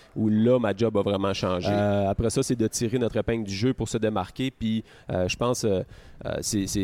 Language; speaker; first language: French; native; French